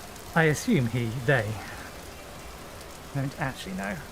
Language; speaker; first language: English; native; English